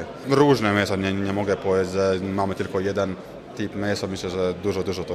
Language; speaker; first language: Polish; non-native, learner; Croatian